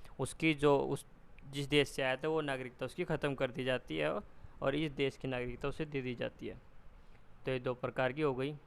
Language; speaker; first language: Hindi; native; Hindi